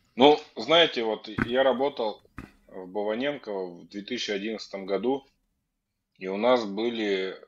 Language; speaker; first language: Russian; native; Russian